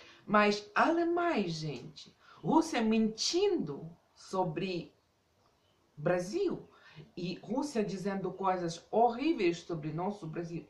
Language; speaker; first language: Portuguese; non-native, fluent; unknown